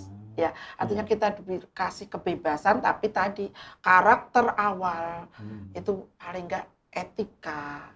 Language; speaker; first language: Indonesian; native; Indonesian